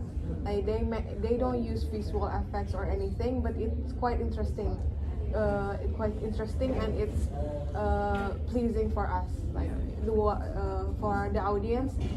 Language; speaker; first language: English; non-native, local second language; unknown